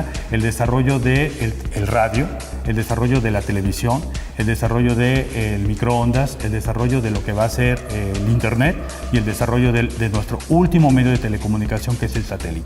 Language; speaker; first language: Spanish; native; Spanish